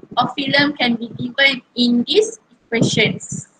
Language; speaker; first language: English; non-native, local second language; Malay